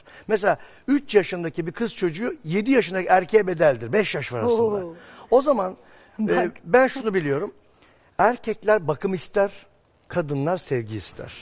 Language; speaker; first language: Turkish; native; Turkish